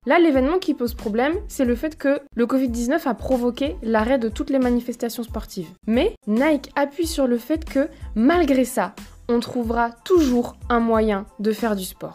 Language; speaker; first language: French; native; French